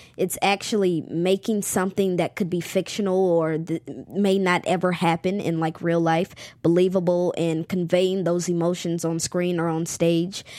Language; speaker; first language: English; native; English